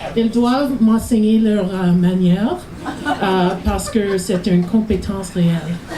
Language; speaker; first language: French; non-native, learner; English